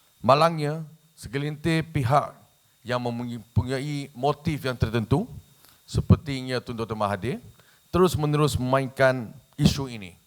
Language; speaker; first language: Malay; non-native, local second language; Chinese